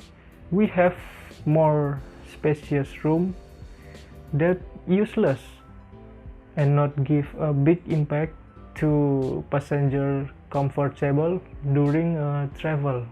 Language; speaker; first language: English; non-native, learner; Indonesian